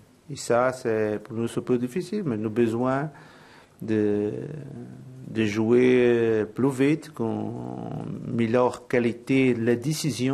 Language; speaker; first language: French; non-native, learner; Portuguese